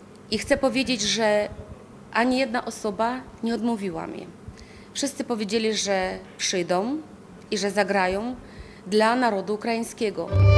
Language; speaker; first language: Polish; non-native, fluent; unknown